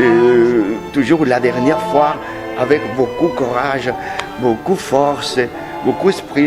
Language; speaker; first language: French; non-native, learner; Spanish